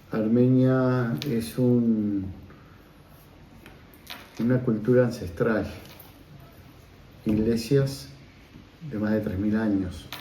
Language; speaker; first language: Spanish; native; Spanish